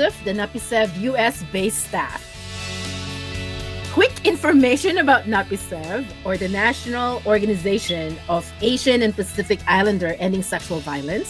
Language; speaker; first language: English; non-native, local second language; Filipino